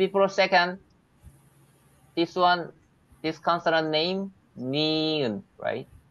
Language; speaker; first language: English; non-native, learner; Korean